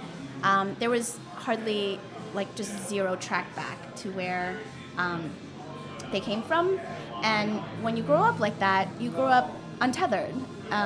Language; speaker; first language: English; native; English